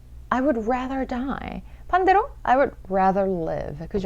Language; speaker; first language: English; early bilingual, other home language; Korean